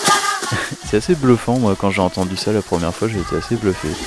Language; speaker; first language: French; native; French